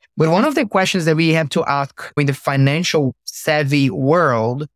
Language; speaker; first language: English; non-native, fluent; Portuguese